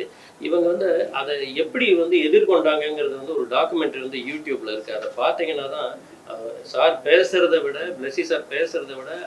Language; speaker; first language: Tamil; native; Tamil